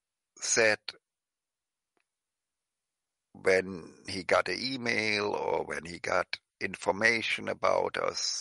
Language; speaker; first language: English; non-native, fluent; German